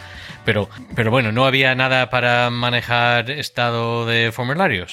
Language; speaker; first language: Spanish; non-native, fluent; English